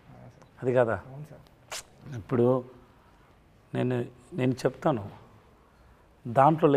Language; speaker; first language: Telugu; non-native, learner; Tamil